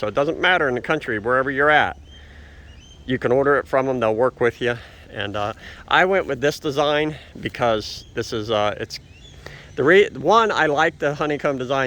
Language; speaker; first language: English; native; English